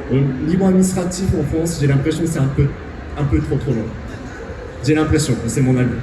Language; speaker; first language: French; non-native, fluent; Japanese